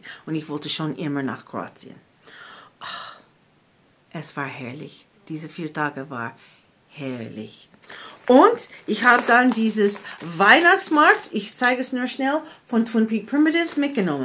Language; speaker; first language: German; non-native, fluent; English